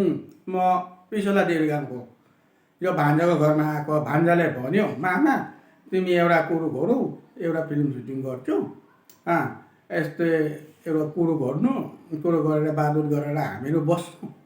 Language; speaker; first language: Nepali; non-native, local second language; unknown